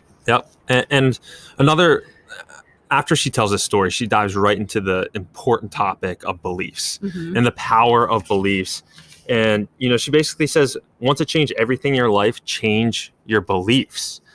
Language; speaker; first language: English; native; English